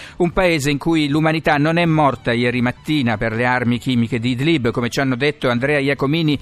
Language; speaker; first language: Italian; native; Italian